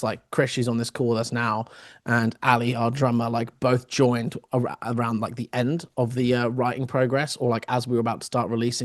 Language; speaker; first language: English; native; English